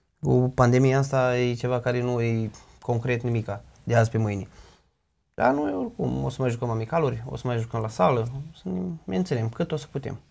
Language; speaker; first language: Romanian; native; Romanian